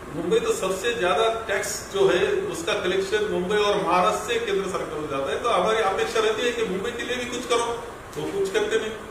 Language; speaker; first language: Hindi; non-native, local second language; Marathi